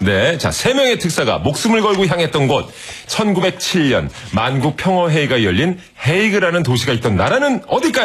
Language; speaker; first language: Korean; native; Korean